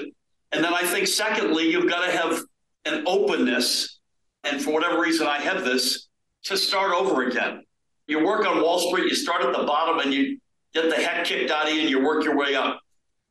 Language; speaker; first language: English; native; English